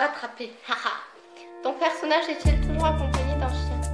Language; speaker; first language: French; native; French